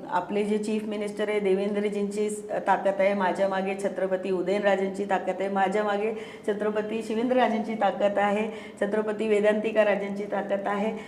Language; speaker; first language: Marathi; non-native, fluent; Hindi